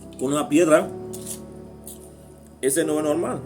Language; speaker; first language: Spanish; non-native, learner; Haitian Creole